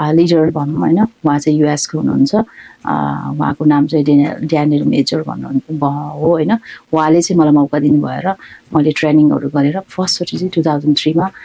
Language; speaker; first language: Nepali; non-native, local second language; Sherpa